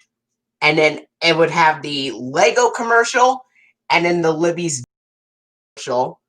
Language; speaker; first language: English; native; English